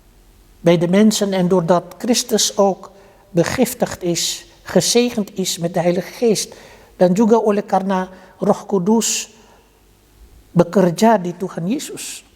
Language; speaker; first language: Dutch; early bilingual, other home language; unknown